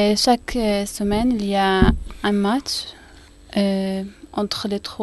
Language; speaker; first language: French; non-native, learner; Arabic